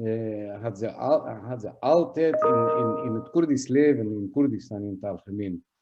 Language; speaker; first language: Dutch; non-native, fluent; Kurdish